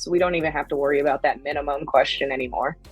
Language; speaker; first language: English; native; English